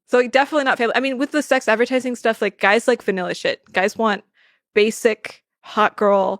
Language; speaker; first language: English; native; English